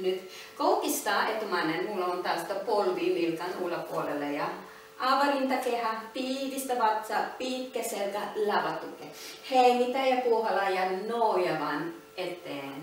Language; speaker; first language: Finnish; non-native, learner; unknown